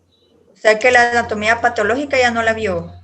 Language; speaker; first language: Spanish; native; Spanish